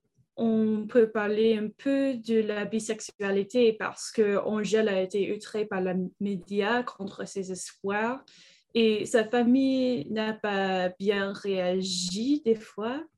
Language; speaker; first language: French; non-native, learner; English